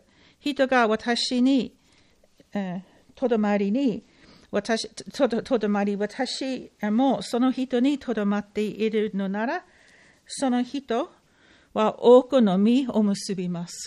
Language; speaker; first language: Japanese; non-native, fluent; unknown